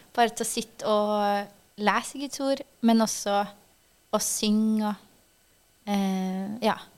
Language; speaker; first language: Norwegian; native; Norwegian